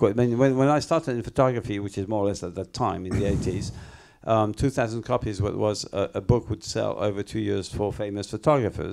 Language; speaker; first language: English; non-native, fluent; French